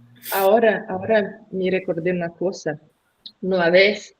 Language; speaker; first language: Spanish; non-native, learner; Portuguese